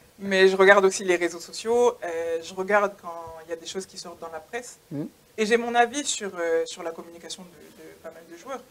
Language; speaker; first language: French; native; French